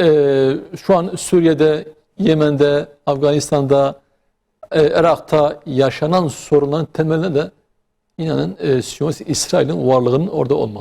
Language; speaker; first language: Turkish; native; Turkish